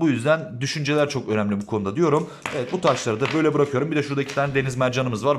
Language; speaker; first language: Turkish; native; Turkish